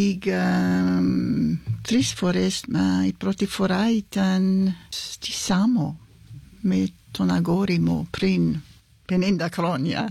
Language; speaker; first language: Greek; non-native, fluent; English